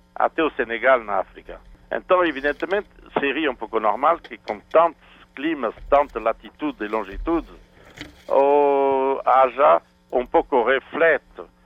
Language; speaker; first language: Portuguese; non-native, fluent; French